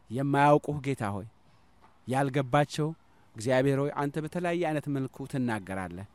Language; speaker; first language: Amharic; non-native, local second language; Somali